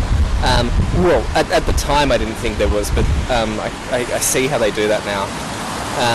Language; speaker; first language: English; native; English